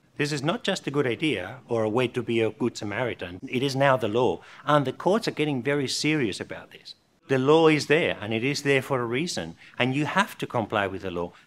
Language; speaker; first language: English; non-native, fluent; Spanish